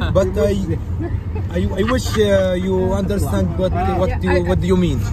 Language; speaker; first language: English; non-native, learner; Arabic